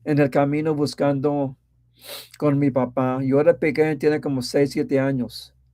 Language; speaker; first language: Spanish; early bilingual, heritage; Spanish